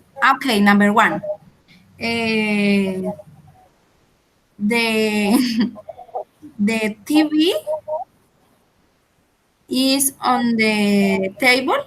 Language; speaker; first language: English; non-native, learner; Spanish